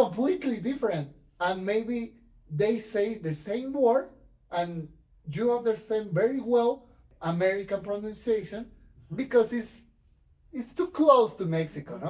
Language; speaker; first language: English; non-native, fluent; Spanish